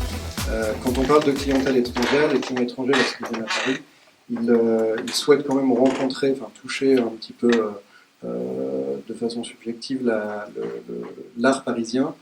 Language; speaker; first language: French; native; French